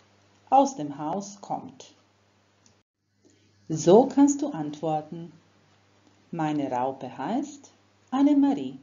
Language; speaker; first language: German; non-native, fluent; Croatian